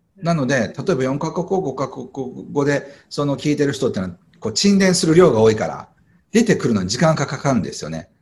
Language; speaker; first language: Japanese; native; Japanese